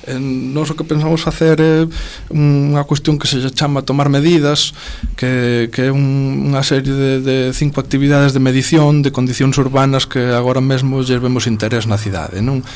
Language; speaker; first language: Galician; non-native, local second language; Spanish